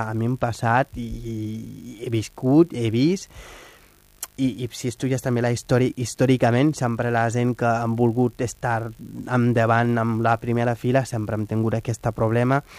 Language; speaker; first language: Catalan; non-native, fluent; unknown